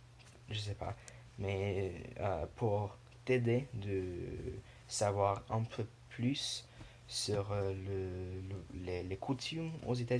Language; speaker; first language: French; non-native, learner; English